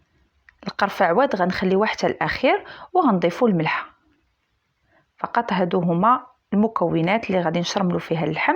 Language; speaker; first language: Arabic; native; Arabic